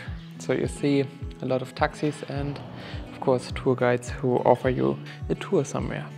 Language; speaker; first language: English; non-native, fluent; German